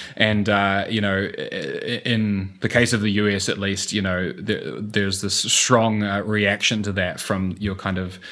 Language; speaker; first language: English; native; English